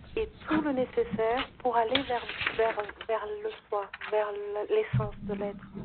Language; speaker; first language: French; non-native, fluent; Portuguese